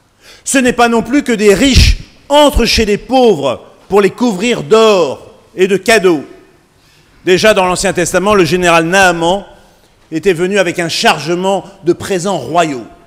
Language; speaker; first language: French; native; French